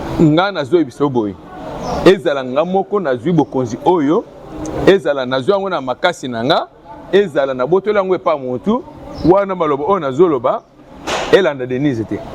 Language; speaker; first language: Lingala; non-native, local second language; Luba-Lulua